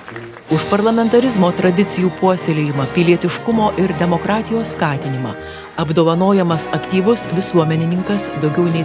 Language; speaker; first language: Lithuanian; native; Lithuanian